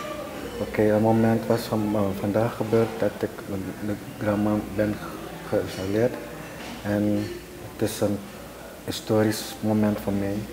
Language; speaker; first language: Dutch; non-native, local second language; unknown